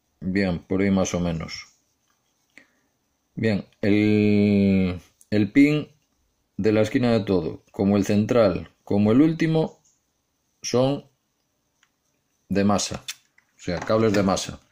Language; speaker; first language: Spanish; native; Spanish